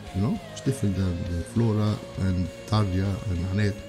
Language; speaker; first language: English; non-native, fluent; Spanish